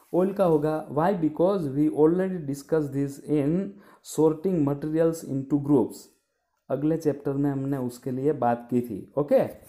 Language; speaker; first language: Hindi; non-native, local second language; Gujarati